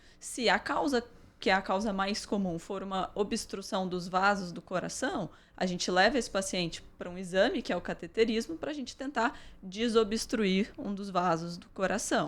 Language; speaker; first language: Portuguese; native; Portuguese